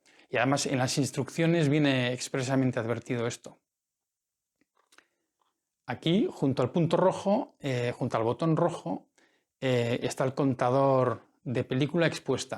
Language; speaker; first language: Spanish; native; Spanish